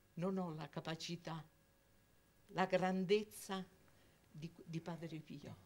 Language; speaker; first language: Italian; native; Italian